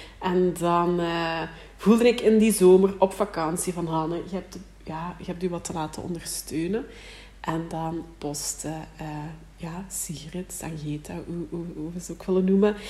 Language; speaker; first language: Dutch; native; Dutch